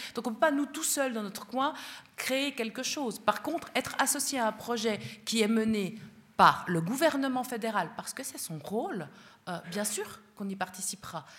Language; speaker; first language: French; early bilingual, other home language; Spanish